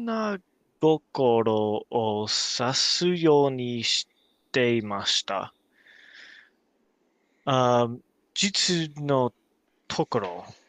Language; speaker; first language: Japanese; non-native, learner; English